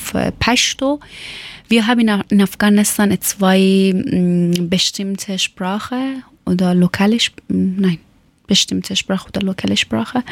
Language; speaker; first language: German; non-native, learner; Persian